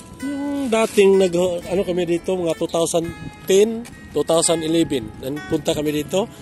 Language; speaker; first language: Filipino; non-native, local second language; Cebuano